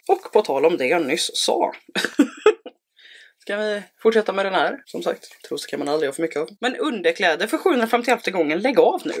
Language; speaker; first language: Swedish; native; Swedish